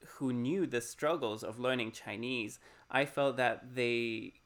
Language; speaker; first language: English; early bilingual, other home language; Spanish